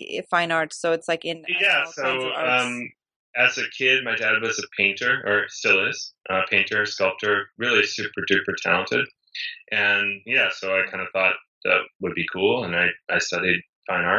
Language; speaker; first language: English; native; English